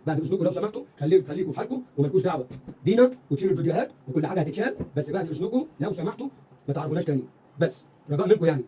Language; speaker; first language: Arabic; native; Arabic